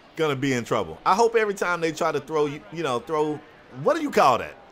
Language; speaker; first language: English; native; English